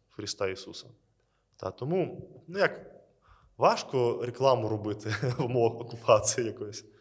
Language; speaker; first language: Ukrainian; native; Ukrainian